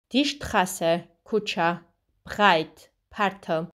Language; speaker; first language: German; non-native, fluent; Georgian